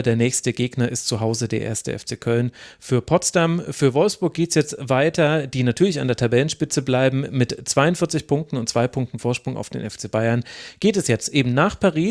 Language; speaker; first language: German; native; German